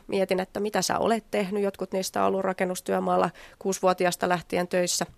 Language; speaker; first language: Finnish; native; Finnish